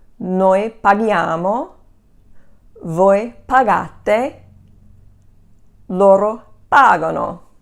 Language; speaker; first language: Italian; non-native, fluent; English